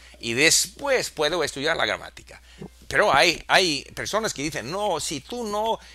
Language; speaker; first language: Spanish; non-native, fluent; English